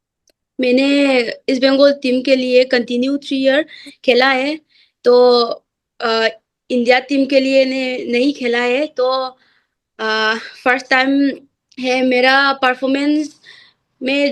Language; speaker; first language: Hindi; non-native, local second language; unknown